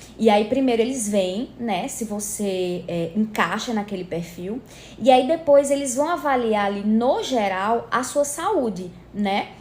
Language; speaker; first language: Portuguese; native; Portuguese